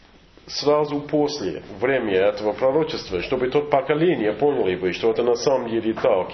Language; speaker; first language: Russian; non-native, fluent; English